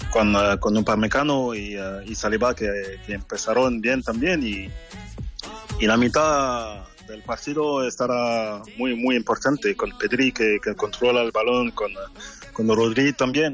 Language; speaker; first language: Spanish; non-native, fluent; French